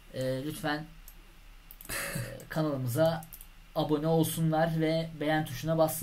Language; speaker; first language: Turkish; native; Turkish